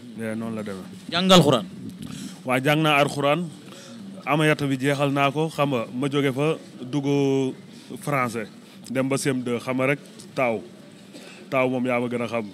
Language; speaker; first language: Wolof; native; Wolof